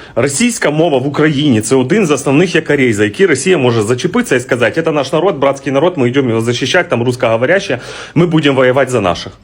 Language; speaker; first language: Ukrainian; non-native, local second language; Russian